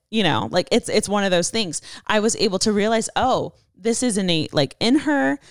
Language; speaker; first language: English; native; English